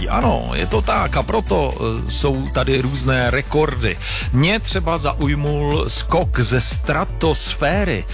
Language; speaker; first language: Czech; native; Czech